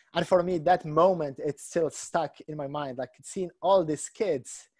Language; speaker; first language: English; non-native, fluent; Arabic